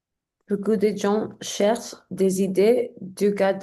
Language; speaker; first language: French; non-native, learner; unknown